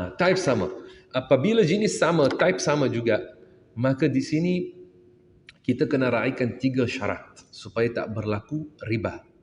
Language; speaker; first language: Malay; non-native, fluent; Arabic